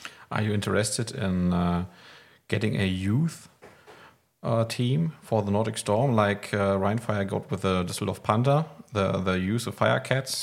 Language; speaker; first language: English; non-native, learner; German